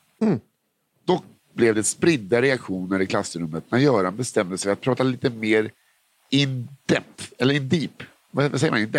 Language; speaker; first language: Swedish; native; Swedish